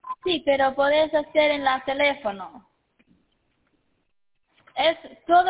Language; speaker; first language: Spanish; early bilingual, heritage; Spanish